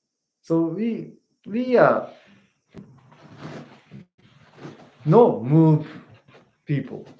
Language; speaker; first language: English; non-native, learner; Japanese